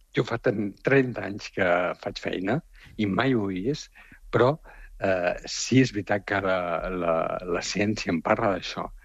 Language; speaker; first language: Catalan; native; Catalan